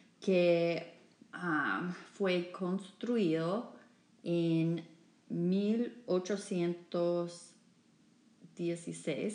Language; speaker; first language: Spanish; non-native, fluent; English